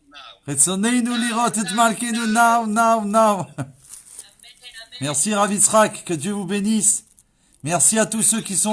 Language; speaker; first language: French; native; French